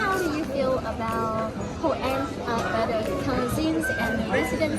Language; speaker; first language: English; non-native, learner; Vietnamese